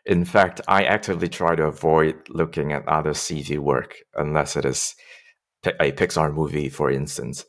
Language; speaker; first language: English; non-native, local second language; Cantonese